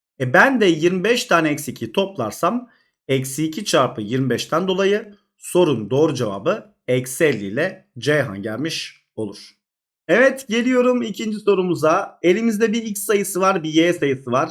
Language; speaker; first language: Turkish; native; Turkish